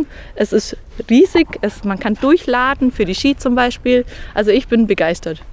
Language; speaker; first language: German; native; German